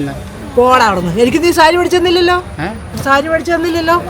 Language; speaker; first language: Malayalam; native; Malayalam